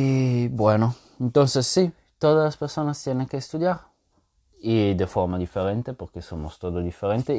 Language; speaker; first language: Spanish; non-native, fluent; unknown